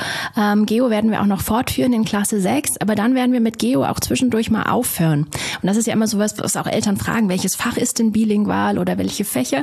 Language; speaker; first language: German; native; German